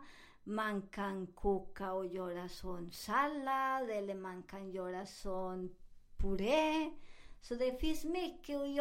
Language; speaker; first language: Swedish; non-native, learner; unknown